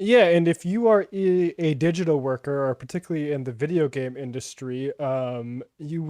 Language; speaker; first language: English; native; English